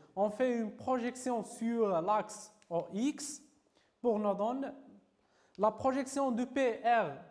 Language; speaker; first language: French; non-native, local second language; Arabic